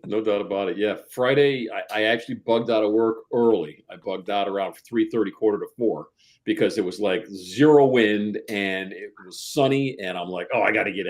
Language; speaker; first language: English; native; English